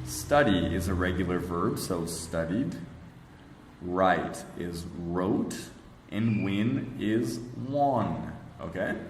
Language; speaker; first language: English; non-native, fluent; Portuguese